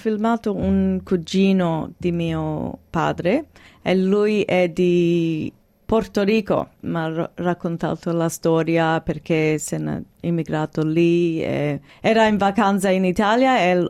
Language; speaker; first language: Italian; early bilingual, heritage; English